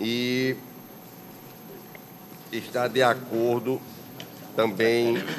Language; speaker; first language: Portuguese; native; Portuguese